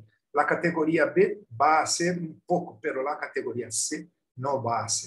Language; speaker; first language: Spanish; non-native, learner; Portuguese